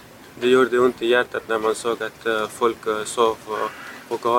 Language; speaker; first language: Swedish; non-native, fluent; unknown